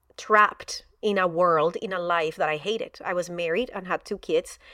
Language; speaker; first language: English; non-native, fluent; Spanish